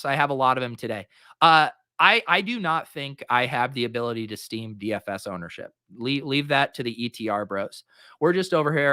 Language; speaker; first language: English; native; English